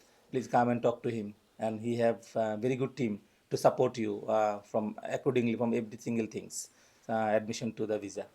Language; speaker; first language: English; non-native, local second language; Bangla